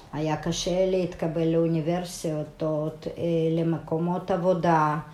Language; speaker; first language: Hebrew; non-native, fluent; Russian